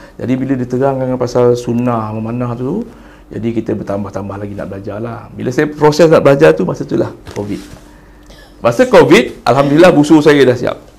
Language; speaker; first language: Malay; native; Malay